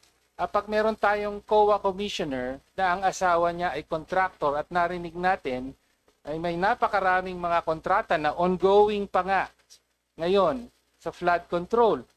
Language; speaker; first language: Filipino; native; Filipino